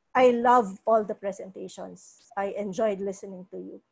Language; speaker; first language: English; non-native, local second language; Cebuano